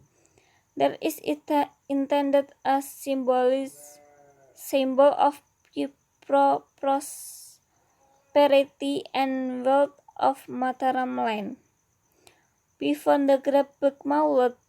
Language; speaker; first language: English; non-native, learner; Indonesian